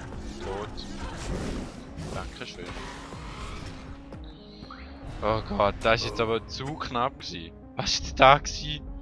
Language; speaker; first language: German; native; German